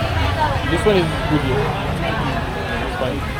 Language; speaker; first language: English; non-native, learner; French